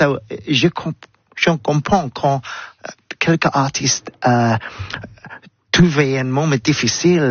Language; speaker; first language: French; non-native, learner; English